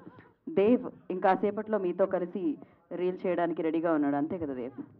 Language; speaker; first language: Telugu; native; Telugu